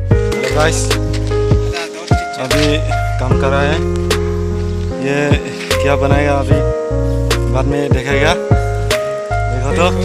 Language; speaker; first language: Hindi; non-native, local second language; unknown